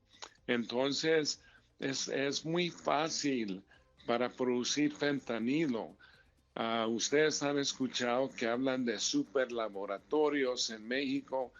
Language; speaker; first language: Spanish; early bilingual, heritage; Spanish